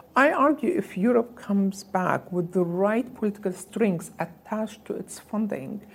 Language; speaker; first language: English; non-native, fluent; Arabic